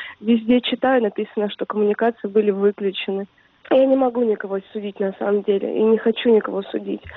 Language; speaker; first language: Russian; native; Russian